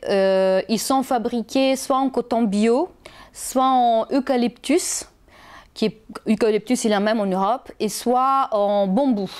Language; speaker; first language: French; non-native, fluent; Bulgarian